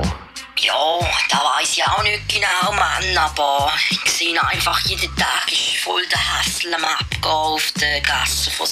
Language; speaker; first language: German; native; German